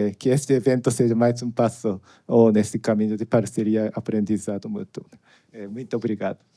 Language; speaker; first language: Portuguese; non-native, learner; Japanese